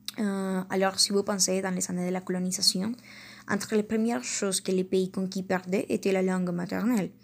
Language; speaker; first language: French; non-native, fluent; Spanish